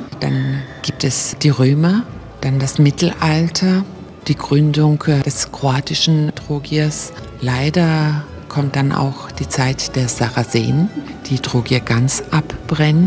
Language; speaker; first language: German; native; German